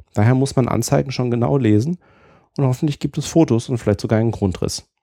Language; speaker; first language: German; native; German